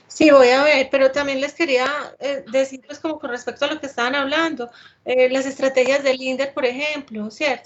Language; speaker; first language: Spanish; native; Spanish